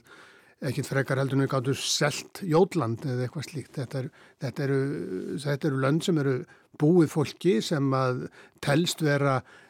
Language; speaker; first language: Icelandic; native; Icelandic